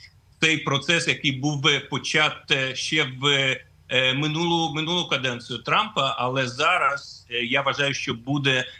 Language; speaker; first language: Ukrainian; non-native, fluent; Russian